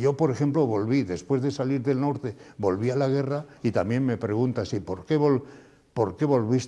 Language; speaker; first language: Spanish; native; Spanish